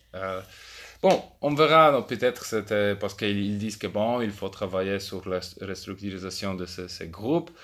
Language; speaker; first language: French; non-native, fluent; Polish